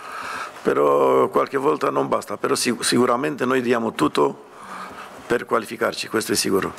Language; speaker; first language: Italian; non-native, fluent; Romanian